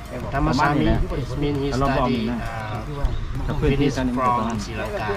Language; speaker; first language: English; non-native, learner; Thai